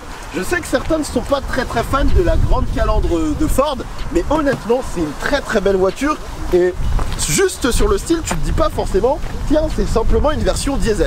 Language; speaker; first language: French; native; French